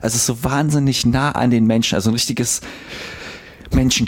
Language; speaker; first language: German; native; German